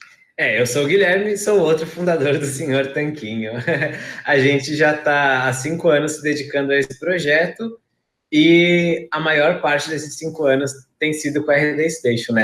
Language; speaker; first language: Portuguese; native; Portuguese